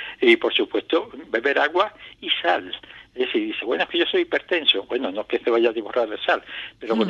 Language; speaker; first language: Spanish; native; Spanish